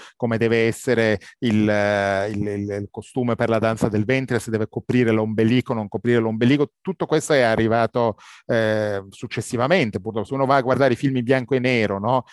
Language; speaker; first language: Italian; non-native, fluent; Arabic